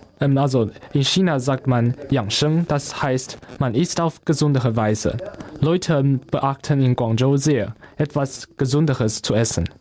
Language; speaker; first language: German; non-native, learner; Chinese